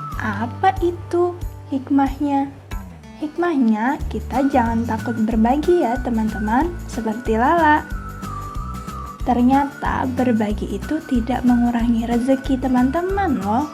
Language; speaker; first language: Indonesian; native; Indonesian